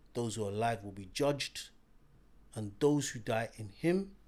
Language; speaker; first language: English; native; English